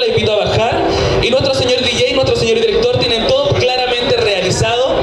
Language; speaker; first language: Spanish; native; Spanish